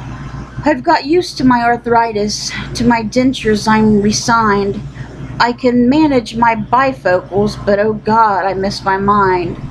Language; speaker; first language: English; native; English